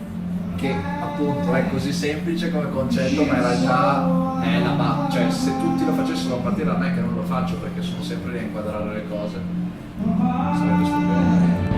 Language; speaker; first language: Italian; native; Italian